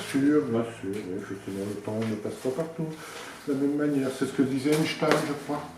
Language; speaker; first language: French; native; French